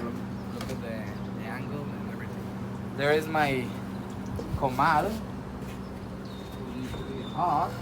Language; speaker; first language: English; non-native, fluent; Spanish